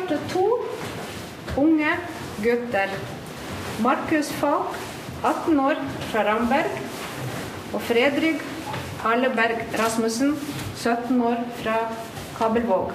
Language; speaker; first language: Norwegian; non-native, fluent; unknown